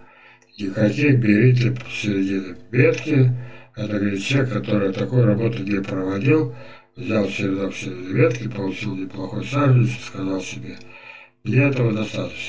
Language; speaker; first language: Russian; native; Russian